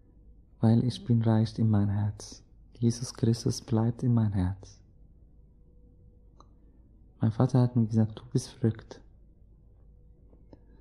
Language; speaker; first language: German; non-native, learner; Arabic